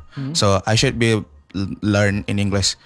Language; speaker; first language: English; non-native, learner; Indonesian